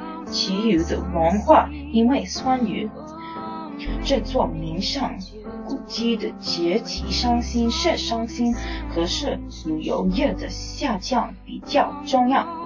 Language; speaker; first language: Chinese; non-native, learner; English